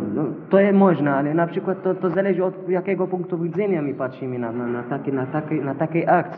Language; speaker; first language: Polish; non-native, learner; Arabic